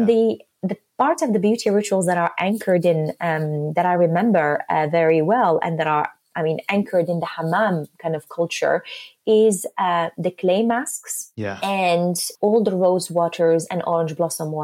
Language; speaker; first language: English; non-native, fluent; Arabic